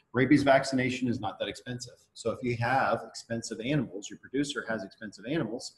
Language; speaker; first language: English; native; English